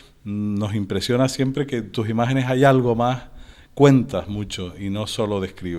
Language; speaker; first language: Spanish; native; Spanish